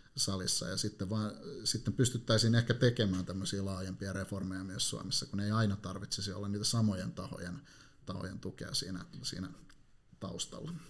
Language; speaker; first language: Finnish; native; Finnish